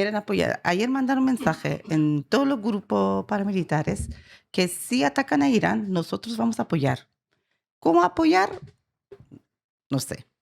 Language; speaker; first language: Spanish; non-native, learner; Persian